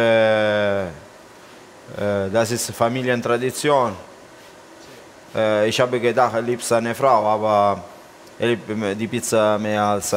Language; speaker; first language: German; non-native, learner; Italian